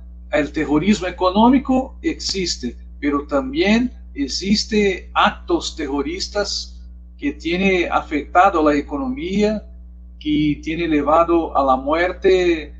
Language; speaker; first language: Spanish; non-native, learner; Portuguese